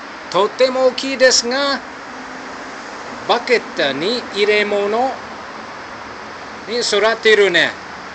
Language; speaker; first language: Japanese; non-native, learner; English